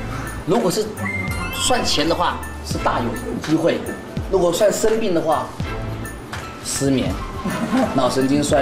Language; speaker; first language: Chinese; native; Chinese